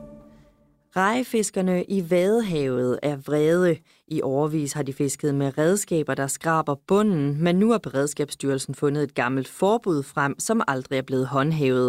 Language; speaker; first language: Danish; native; Danish